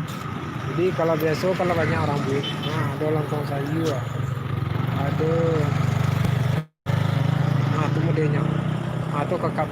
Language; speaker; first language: Indonesian; non-native, local second language; Minangkabau